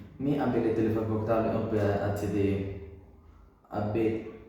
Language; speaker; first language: French; non-native, learner; Spanish